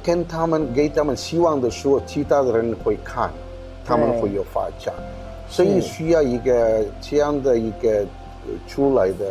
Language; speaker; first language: Chinese; non-native, fluent; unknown